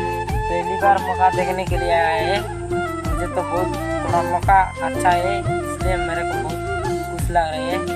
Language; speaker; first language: Hindi; non-native, local second language; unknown